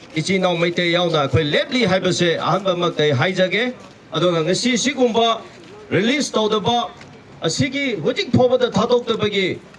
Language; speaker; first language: Manipuri; non-native, local second language; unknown